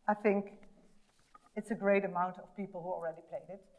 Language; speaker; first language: English; non-native, fluent; Dutch